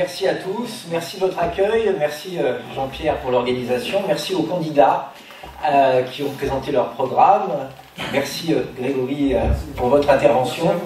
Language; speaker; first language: French; native; French